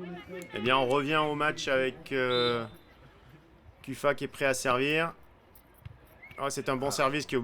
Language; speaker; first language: French; native; French